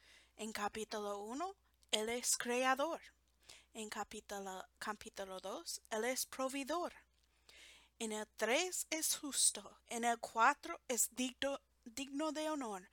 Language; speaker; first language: Spanish; non-native, fluent; English